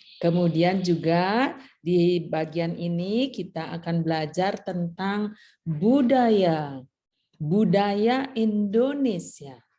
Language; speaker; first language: Indonesian; native; Indonesian